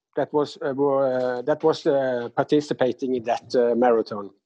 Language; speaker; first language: English; non-native, fluent; Norwegian